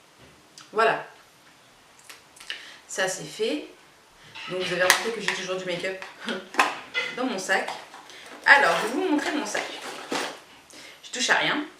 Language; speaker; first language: French; native; French